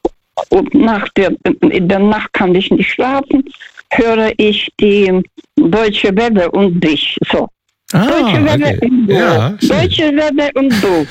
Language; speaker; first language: German; non-native, learner; Russian